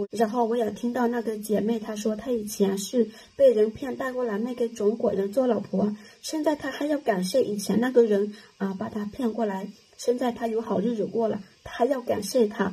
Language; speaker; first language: Chinese; non-native, fluent; Lao